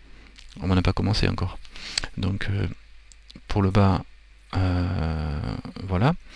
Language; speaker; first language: French; native; French